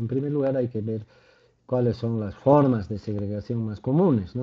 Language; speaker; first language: Spanish; native; Spanish